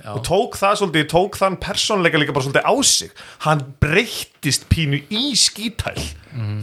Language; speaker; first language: Icelandic; native; Icelandic